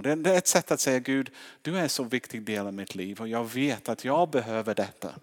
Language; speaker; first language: Swedish; non-native, fluent; English